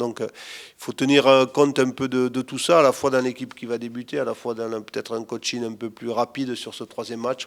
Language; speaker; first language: French; native; French